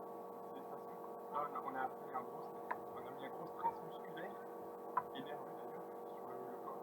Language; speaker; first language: French; native; French